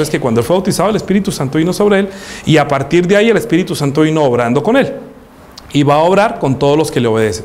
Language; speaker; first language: Spanish; native; Spanish